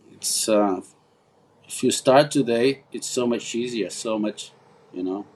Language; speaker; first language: English; non-native, fluent; Portuguese